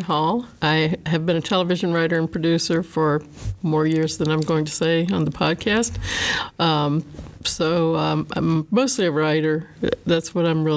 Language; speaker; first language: English; native; English